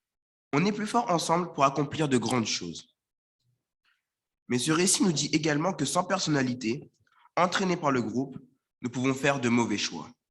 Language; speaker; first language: French; native; French